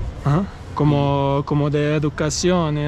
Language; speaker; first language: Spanish; non-native, learner; Croatian